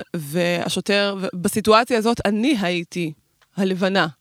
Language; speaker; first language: Hebrew; native; Hebrew